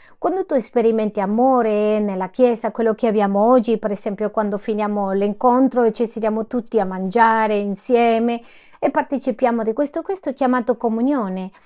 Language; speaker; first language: Italian; non-native, fluent; Spanish